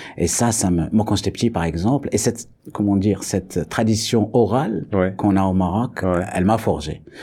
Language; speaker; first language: French; non-native, local second language; Arabic